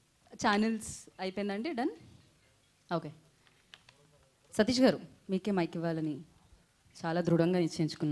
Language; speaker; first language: Telugu; native; Telugu